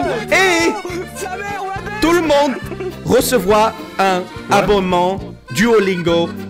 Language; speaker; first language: French; non-native, learner; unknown